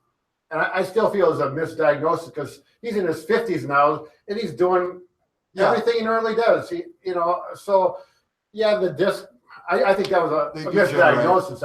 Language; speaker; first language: English; native; English